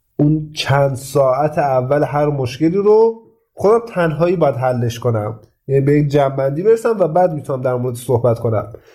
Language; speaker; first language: Persian; native; Persian